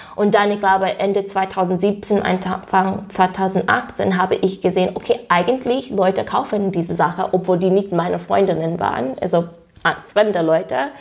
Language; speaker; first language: German; non-native, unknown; English